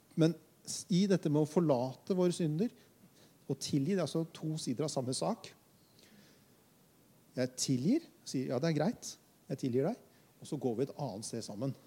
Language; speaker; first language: Norwegian; native; Norwegian